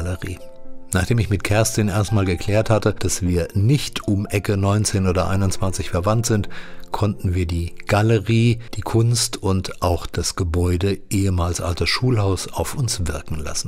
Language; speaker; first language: German; native; German